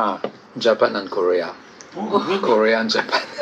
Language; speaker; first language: English; non-native, fluent; French